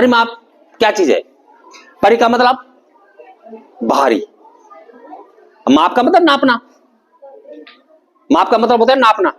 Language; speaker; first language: Hindi; native; Hindi